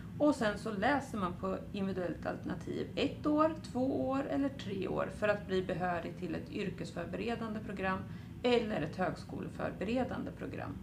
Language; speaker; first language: Swedish; native; Swedish